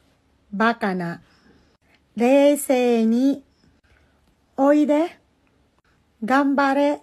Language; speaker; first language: Japanese; non-native, fluent; Filipino